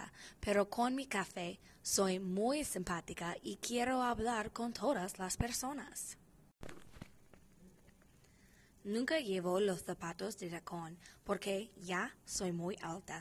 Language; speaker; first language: Spanish; non-native, learner; English